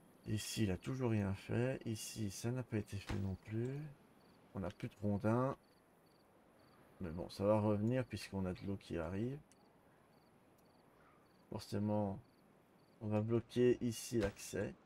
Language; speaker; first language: French; native; French